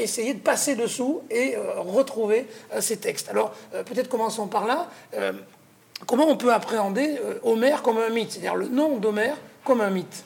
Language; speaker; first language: French; native; French